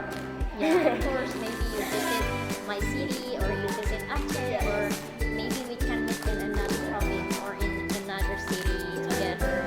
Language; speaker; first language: English; non-native, fluent; Indonesian